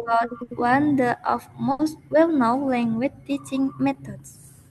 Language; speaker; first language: English; non-native, learner; Indonesian